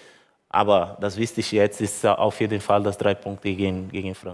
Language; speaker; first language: German; non-native, learner; Portuguese